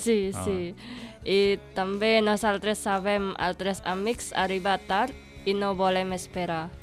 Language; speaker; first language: Catalan; non-native, learner; Indonesian